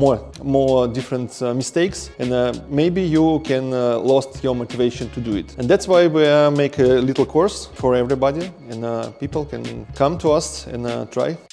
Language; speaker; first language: English; non-native, learner; Russian